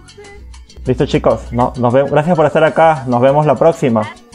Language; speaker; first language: Spanish; native; Spanish